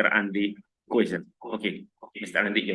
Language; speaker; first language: English; non-native, learner; Indonesian